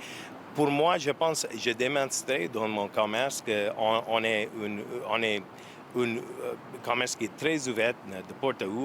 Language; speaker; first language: French; non-native, learner; English